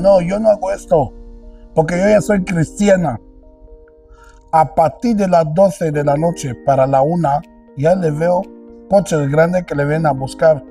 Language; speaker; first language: Spanish; non-native, local second language; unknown